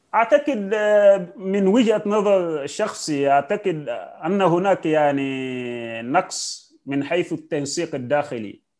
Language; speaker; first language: Arabic; non-native, fluent; Yoruba